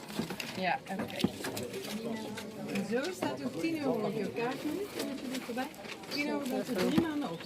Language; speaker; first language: Dutch; native; Dutch